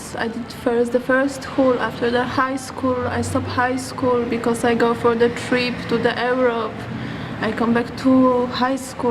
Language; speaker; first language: English; non-native, learner; Polish